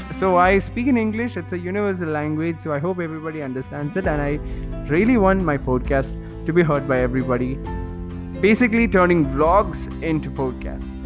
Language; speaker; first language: Malayalam; early bilingual, heritage; Malayalam